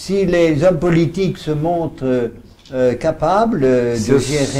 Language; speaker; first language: French; native; French